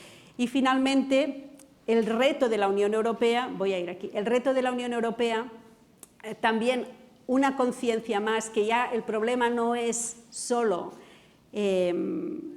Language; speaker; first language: Spanish; non-native, local second language; Catalan